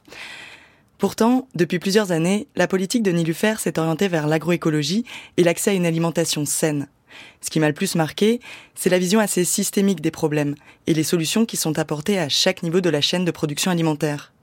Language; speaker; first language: French; native; French